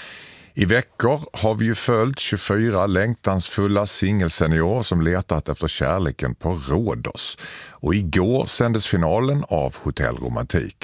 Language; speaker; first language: Swedish; native; Swedish